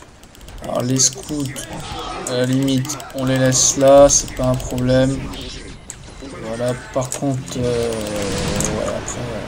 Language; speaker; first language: French; native; French